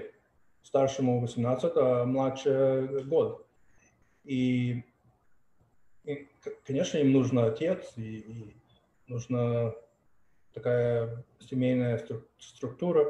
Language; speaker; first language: Russian; early bilingual, heritage; Russian